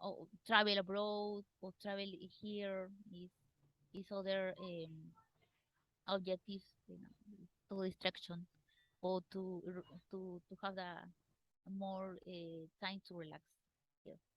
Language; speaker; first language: English; non-native, learner; Spanish